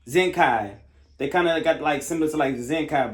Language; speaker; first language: English; native; English